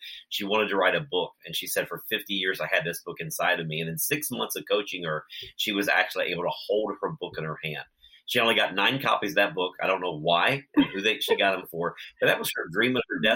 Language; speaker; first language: English; native; English